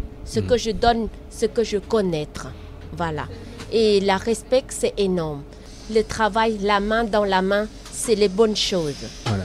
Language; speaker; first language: French; non-native, learner; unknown